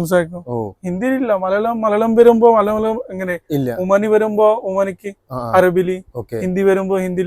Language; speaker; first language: Malayalam; non-native, learner; Bangla